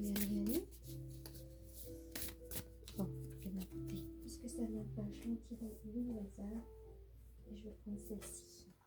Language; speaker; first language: French; native; French